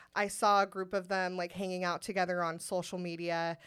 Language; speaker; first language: English; native; English